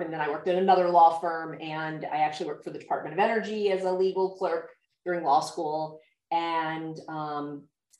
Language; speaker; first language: English; native; English